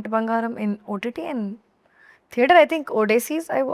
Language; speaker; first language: Telugu; non-native, learner; Hindi